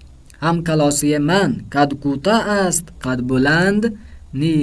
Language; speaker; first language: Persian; non-native, fluent; Urdu